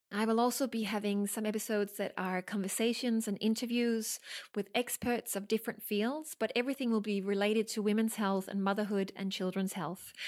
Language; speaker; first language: English; non-native, fluent; Danish